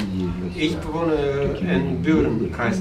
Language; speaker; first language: German; early bilingual, heritage; German